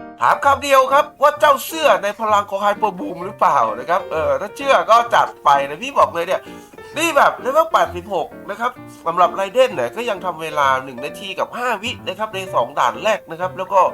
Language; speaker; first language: Thai; native; Thai